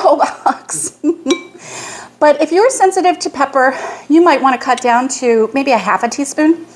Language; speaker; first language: English; native; English